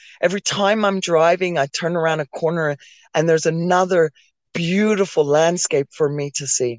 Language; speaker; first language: English; native; English